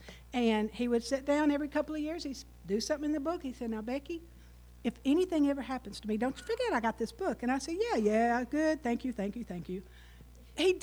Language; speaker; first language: English; native; English